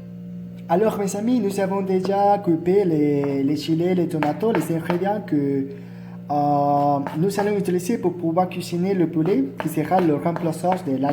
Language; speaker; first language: French; non-native, learner; Spanish